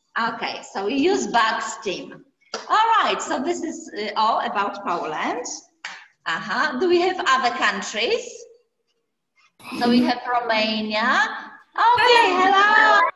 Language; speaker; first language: English; non-native, fluent; Polish